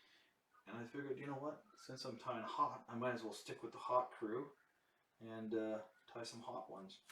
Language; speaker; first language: English; native; English